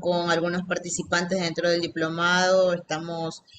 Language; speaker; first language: Spanish; native; Spanish